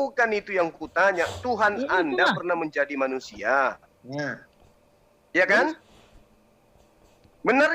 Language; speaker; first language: Indonesian; native; Indonesian